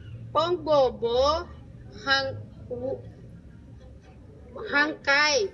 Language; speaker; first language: Chinese; non-native, learner; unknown